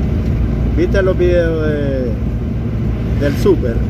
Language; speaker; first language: Spanish; native; Spanish